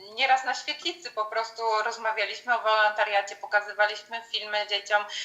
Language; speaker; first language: Polish; native; Polish